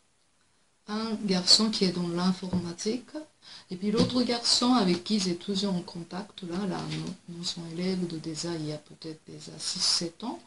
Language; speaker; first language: French; non-native, fluent; Japanese